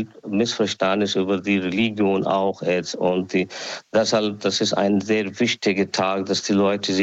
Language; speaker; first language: German; non-native, learner; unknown